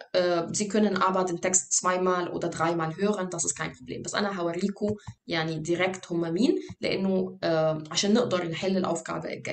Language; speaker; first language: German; non-native, fluent; Arabic